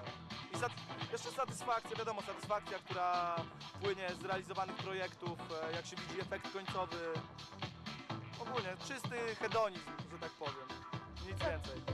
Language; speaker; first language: Polish; native; Polish